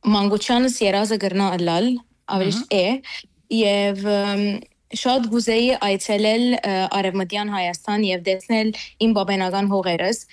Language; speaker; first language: Armenian; early bilingual, heritage; Armenian